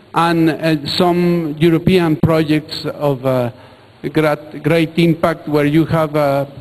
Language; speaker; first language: English; non-native, fluent; Spanish